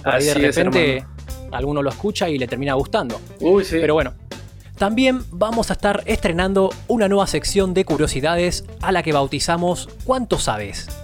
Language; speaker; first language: Spanish; native; Spanish